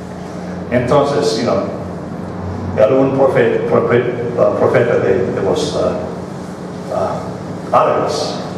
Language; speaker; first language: Spanish; non-native, fluent; English